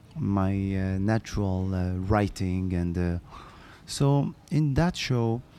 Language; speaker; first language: English; non-native, fluent; Arabic